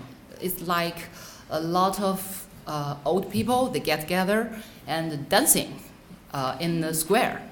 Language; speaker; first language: English; non-native, fluent; Chinese